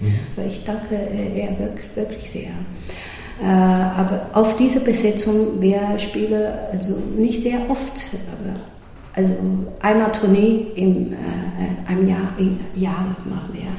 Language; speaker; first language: German; non-native, learner; Chinese